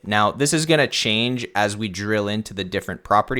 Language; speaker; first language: English; native; English